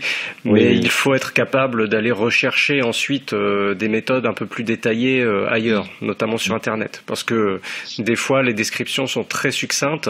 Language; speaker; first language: French; native; French